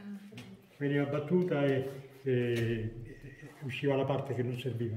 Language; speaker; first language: Italian; native; Italian